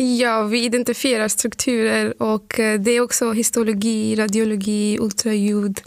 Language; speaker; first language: Swedish; non-native, fluent; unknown